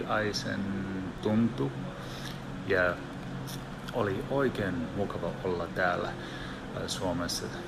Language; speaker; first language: Finnish; early bilingual, heritage; English